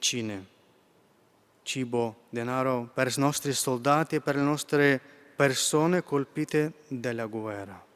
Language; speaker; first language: Italian; non-native, fluent; Ukrainian